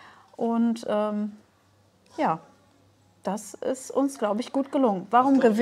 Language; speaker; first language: German; native; German